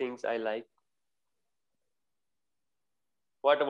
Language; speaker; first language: English; non-native, learner; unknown